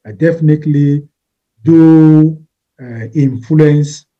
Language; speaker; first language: English; non-native, local second language; Igbo